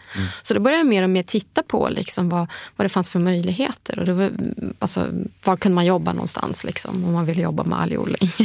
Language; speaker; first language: Swedish; early bilingual, heritage; Swedish